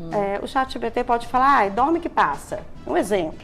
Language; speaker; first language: Portuguese; native; Portuguese